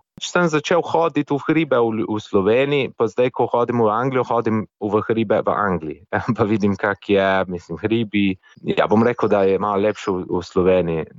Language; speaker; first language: Slovenian; non-native, fluent; English